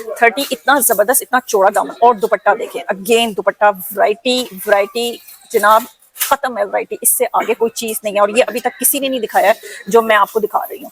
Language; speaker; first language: Urdu; non-native, local second language; Punjabi